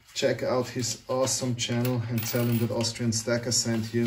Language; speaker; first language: English; non-native, fluent; German